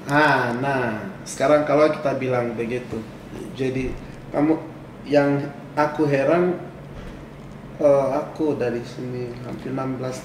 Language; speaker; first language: Indonesian; non-native, fluent; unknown